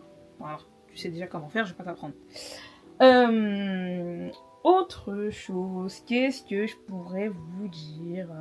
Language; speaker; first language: French; native; French